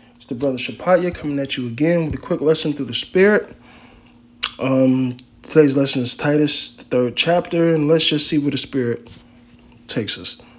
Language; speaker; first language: English; native; English